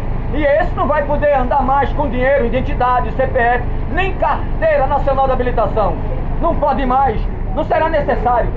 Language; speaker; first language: Portuguese; native; Portuguese